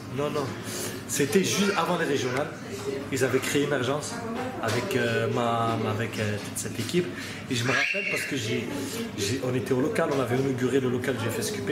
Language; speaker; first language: French; native; French